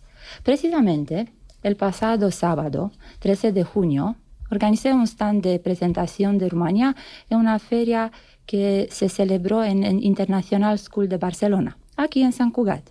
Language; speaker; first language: Spanish; non-native, fluent; Romanian